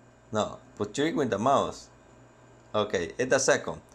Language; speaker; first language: English; non-native, learner; Spanish